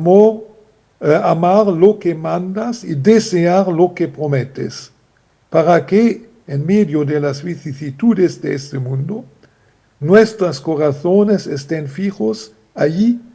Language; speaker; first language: Spanish; non-native, fluent; German